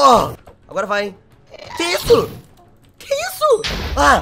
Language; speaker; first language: Portuguese; native; Portuguese